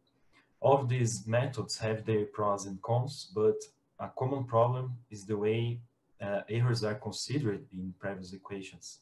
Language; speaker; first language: English; non-native, fluent; Portuguese